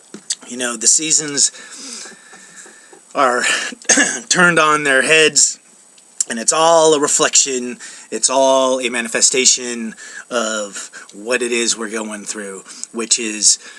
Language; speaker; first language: English; native; English